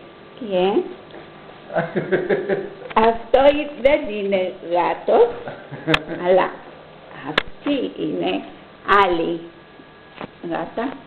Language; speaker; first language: Greek; non-native, learner; English